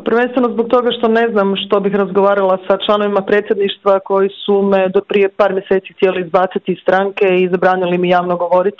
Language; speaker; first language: Croatian; native; Croatian